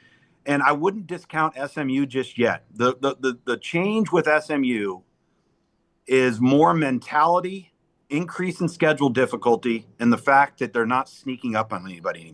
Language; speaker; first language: English; native; English